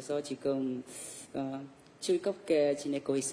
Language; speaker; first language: Korean; non-native, learner; Vietnamese